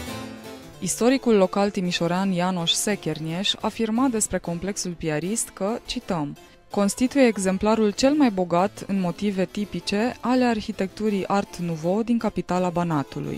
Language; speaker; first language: Romanian; native; Romanian